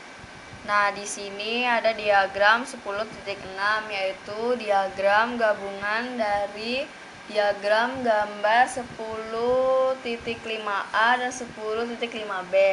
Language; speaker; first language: Indonesian; native; Indonesian